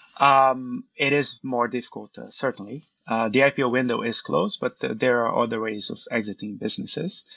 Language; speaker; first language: English; non-native, fluent; Portuguese